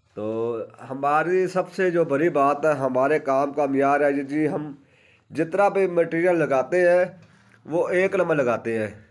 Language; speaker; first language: Urdu; non-native, local second language; Punjabi